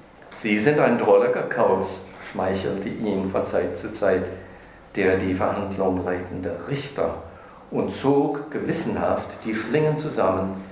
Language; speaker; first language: German; non-native, fluent; English